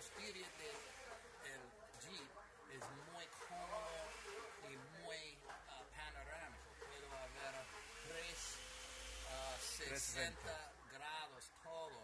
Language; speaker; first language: Spanish; non-native, learner; English